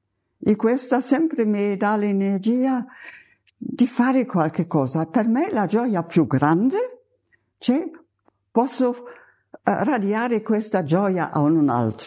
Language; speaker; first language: Italian; non-native, fluent; German